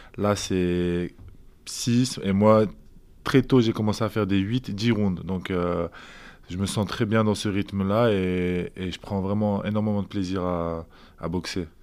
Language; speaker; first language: French; early bilingual, other home language; Azerbaijani